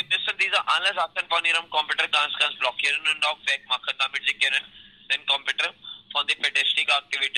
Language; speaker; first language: German; non-native, learner; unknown